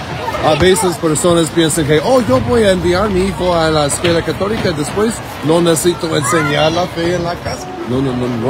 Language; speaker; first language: Spanish; non-native, fluent; English